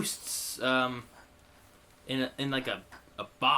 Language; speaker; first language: English; native; English